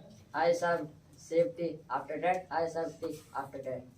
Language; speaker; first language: English; non-native, learner; Hindi